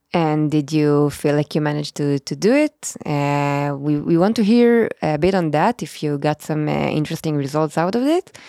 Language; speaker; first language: English; non-native, fluent; Hebrew